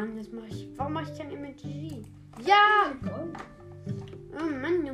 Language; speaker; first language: German; native; German